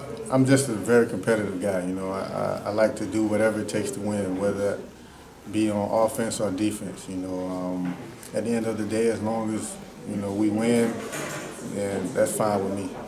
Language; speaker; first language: English; native; English